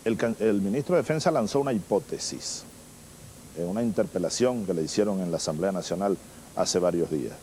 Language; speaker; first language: Spanish; native; Spanish